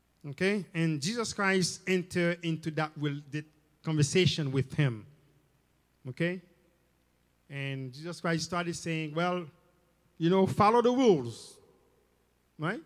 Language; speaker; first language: English; non-native, fluent; Haitian Creole